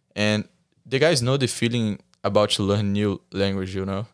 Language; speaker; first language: English; non-native, learner; Portuguese